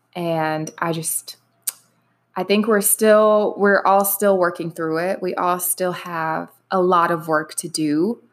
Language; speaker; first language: English; native; English